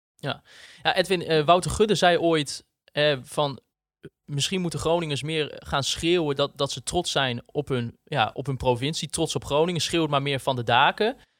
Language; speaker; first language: Dutch; native; Dutch